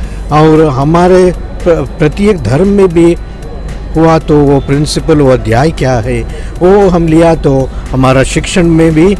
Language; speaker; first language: Hindi; non-native, local second language; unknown